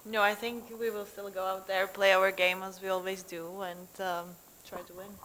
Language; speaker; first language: English; non-native, fluent; Czech